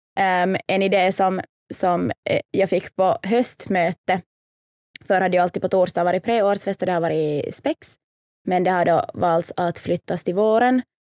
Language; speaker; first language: Swedish; native; Swedish